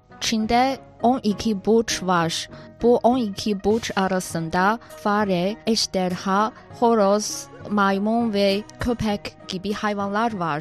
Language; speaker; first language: Turkish; non-native, fluent; Chinese